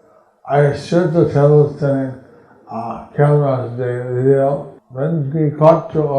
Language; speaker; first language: Spanish; non-native, learner; English